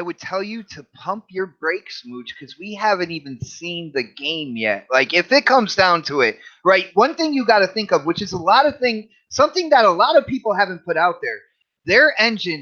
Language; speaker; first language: English; native; English